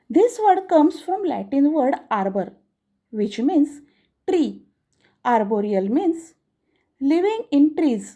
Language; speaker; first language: English; non-native, local second language; Marathi